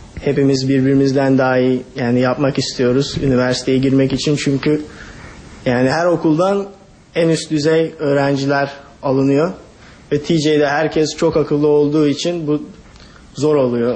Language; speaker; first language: Turkish; early bilingual, heritage; Turkish